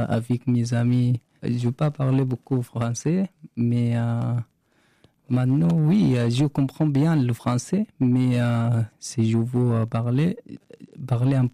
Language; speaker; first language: French; non-native, learner; Arabic